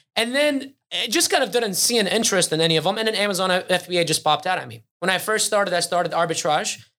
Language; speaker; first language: English; early bilingual, other home language; Arabic